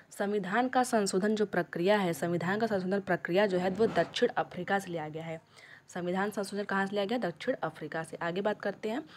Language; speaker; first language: Hindi; native; Hindi